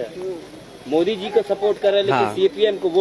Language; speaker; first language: Hindi; native; Hindi